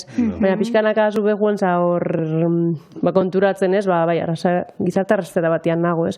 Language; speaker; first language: Basque; native; Basque